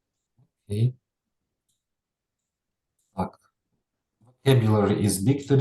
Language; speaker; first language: English; non-native, fluent; Ukrainian